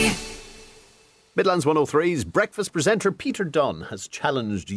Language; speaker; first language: English; native; English